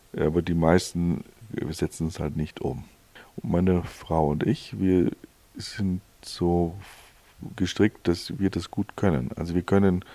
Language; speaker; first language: German; native; German